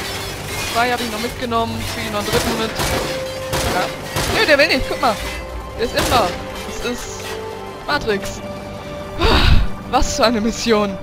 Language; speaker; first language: German; native; German